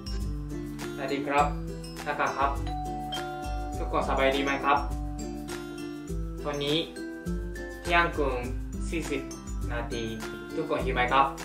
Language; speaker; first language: Thai; non-native, fluent; Japanese